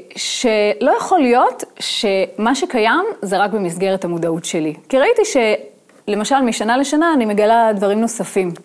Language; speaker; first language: Hebrew; native; Hebrew